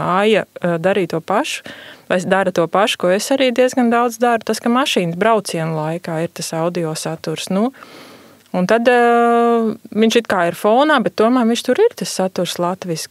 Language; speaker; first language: Latvian; native; Latvian